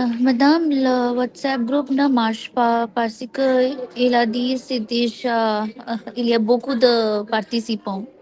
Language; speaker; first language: French; non-native, learner; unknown